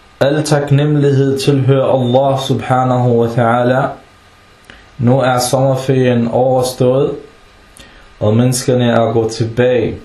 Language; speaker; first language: Danish; non-native, fluent; Arabic